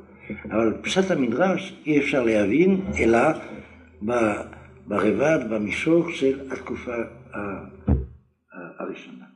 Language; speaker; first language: Hebrew; non-native, fluent; French